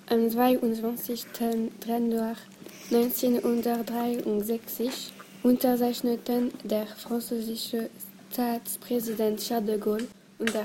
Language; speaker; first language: German; non-native, learner; French